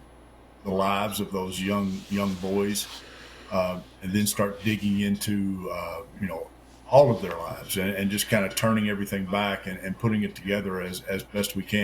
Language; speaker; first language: English; native; English